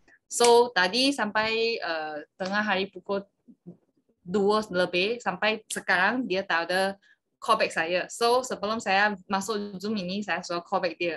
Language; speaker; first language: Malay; non-native, local second language; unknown